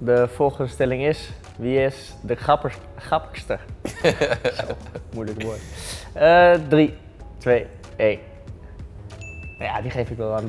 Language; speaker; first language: Dutch; non-native, learner; Danish